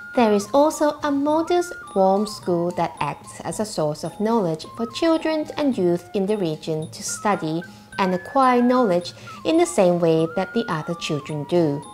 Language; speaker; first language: English; non-native, fluent; Thai